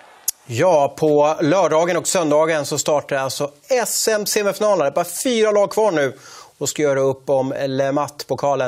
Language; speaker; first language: Swedish; native; Swedish